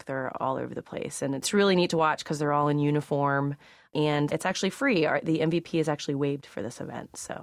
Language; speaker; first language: English; native; English